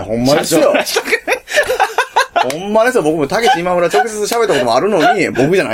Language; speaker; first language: Japanese; native; Japanese